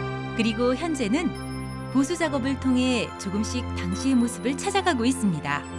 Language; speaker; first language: Korean; native; Korean